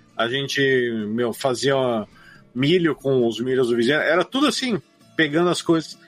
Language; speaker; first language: Portuguese; native; Portuguese